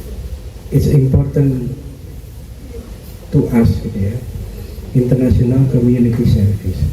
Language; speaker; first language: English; non-native, fluent; Indonesian